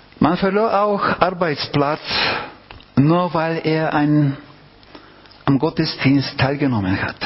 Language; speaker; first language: German; non-native, fluent; Bulgarian